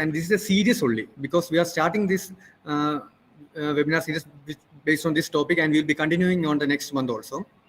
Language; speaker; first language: English; non-native, local second language; Malayalam